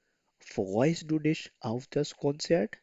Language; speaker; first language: German; non-native, learner; Urdu